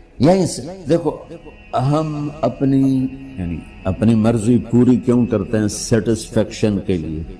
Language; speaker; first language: Urdu; non-native, local second language; Punjabi